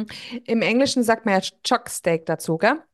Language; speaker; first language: German; native; German